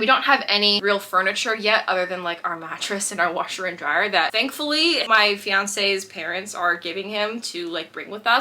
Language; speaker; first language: English; native; English